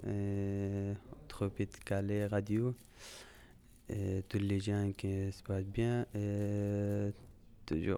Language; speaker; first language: French; non-native, learner; Persian